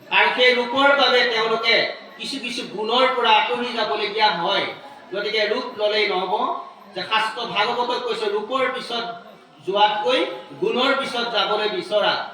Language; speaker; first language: Assamese; native; Assamese